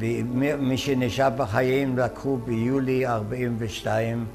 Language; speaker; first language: Hebrew; non-native, fluent; German